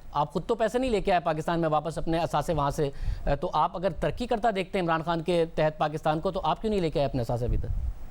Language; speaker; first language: Urdu; native; Urdu